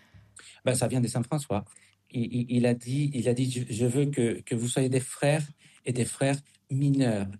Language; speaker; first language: French; non-native, fluent; Spanish